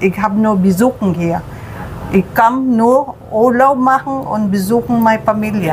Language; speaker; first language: German; non-native, learner; Filipino